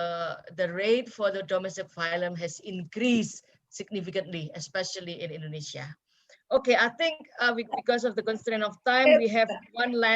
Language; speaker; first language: English; non-native, fluent; Indonesian